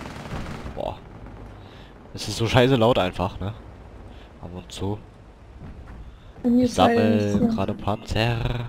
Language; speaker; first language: German; native; German